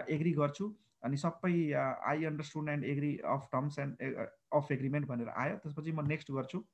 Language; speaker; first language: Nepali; non-native, local second language; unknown